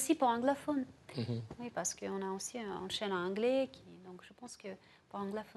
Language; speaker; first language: French; non-native, fluent; Russian